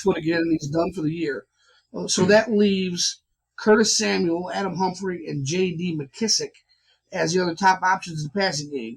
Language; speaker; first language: English; native; English